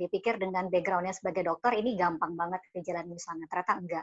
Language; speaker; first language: Indonesian; native; Indonesian